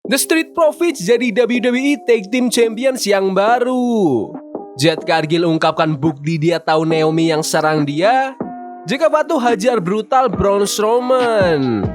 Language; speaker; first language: Indonesian; native; Indonesian